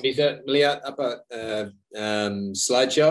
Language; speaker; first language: Indonesian; non-native, learner; English